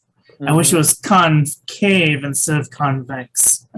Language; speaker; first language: English; native; English